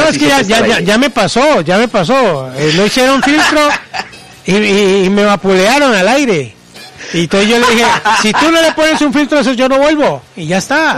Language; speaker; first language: Spanish; native; Spanish